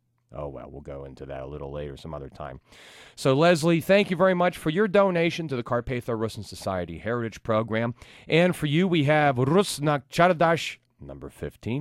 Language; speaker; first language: English; native; English